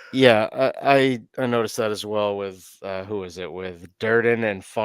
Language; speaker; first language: English; native; English